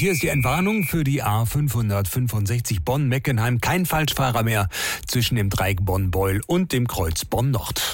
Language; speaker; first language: German; native; German